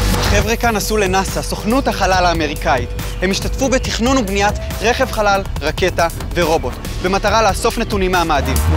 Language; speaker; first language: Hebrew; native; Hebrew